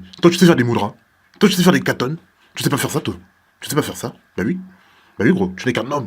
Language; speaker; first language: French; native; French